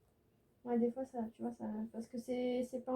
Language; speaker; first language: French; native; French